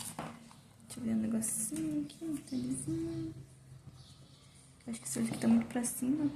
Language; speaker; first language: Portuguese; native; Portuguese